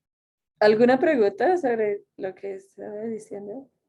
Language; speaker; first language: Spanish; non-native, fluent; English